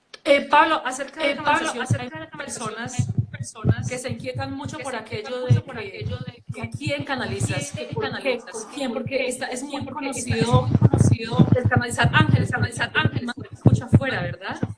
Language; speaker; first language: Spanish; native; Spanish